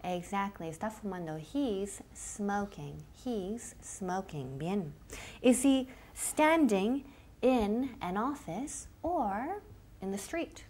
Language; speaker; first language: English; native; English